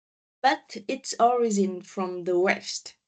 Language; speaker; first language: English; non-native, learner; Vietnamese